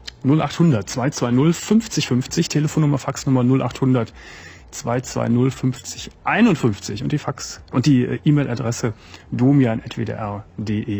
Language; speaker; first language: German; native; German